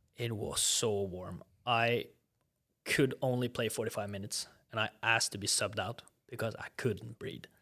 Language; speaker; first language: English; non-native, fluent; Norwegian